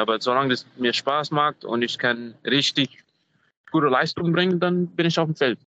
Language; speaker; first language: German; non-native, fluent; English